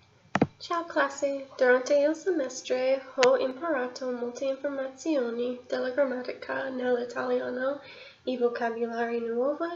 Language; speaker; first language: Italian; non-native, learner; English